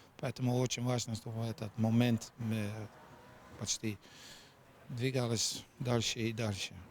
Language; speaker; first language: Russian; non-native, learner; Polish